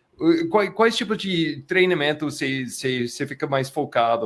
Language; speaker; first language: Portuguese; non-native, fluent; English